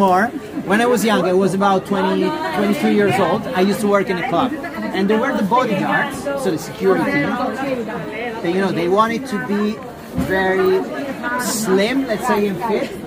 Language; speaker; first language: English; non-native, fluent; Italian